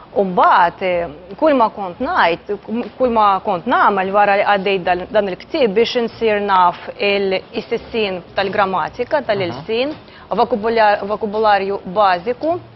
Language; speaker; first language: Maltese; non-native, fluent; Russian